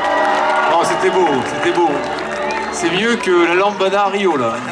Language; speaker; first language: French; native; French